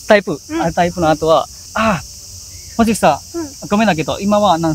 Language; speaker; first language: Japanese; non-native, fluent; Indonesian